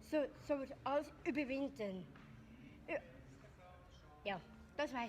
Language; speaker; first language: German; non-native, learner; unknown